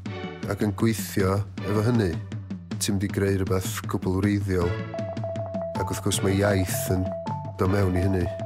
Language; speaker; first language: Welsh; native; Welsh